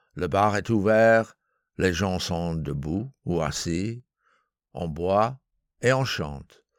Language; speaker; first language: French; non-native, fluent; English